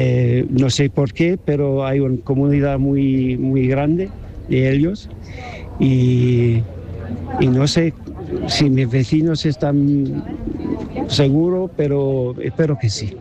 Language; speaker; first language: Spanish; non-native, learner; English